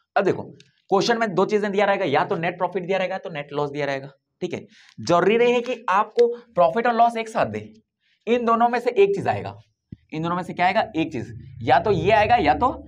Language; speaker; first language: Hindi; native; Hindi